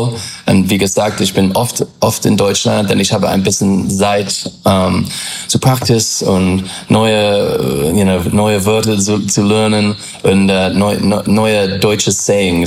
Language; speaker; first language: German; non-native, learner; English